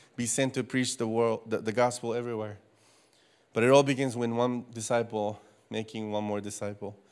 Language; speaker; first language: English; non-native, fluent; Spanish